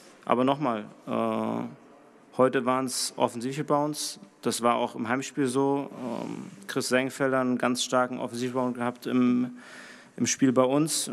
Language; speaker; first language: German; native; German